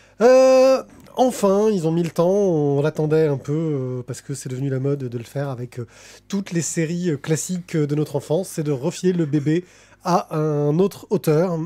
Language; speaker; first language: French; native; French